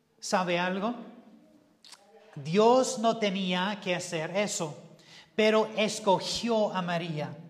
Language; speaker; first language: Spanish; non-native, fluent; English